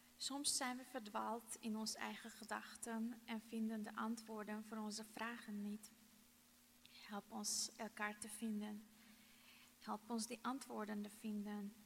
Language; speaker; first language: Dutch; non-native, fluent; Hungarian